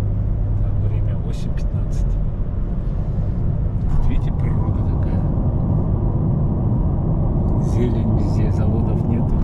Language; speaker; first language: Russian; non-native, local second language; Kyrgyz